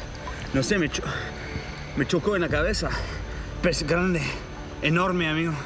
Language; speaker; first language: Spanish; non-native, learner; French